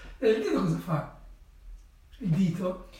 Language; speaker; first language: Italian; non-native, learner; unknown